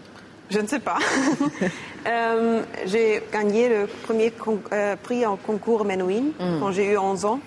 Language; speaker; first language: French; non-native, learner; German